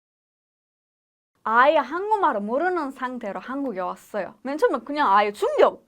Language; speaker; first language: Korean; non-native, fluent; Persian